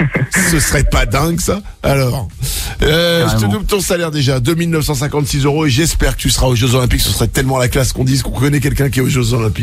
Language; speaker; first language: French; native; French